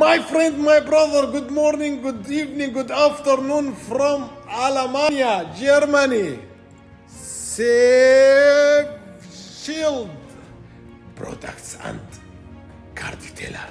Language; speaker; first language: English; non-native, learner; Arabic